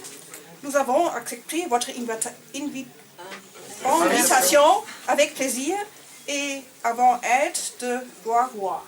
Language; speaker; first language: French; non-native, learner; German